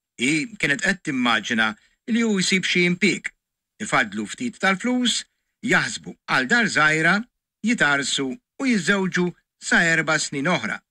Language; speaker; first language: Maltese; native; Maltese